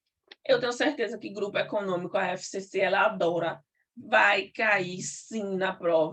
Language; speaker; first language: Portuguese; native; Portuguese